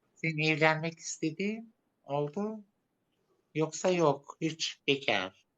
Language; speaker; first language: Turkish; non-native, learner; Arabic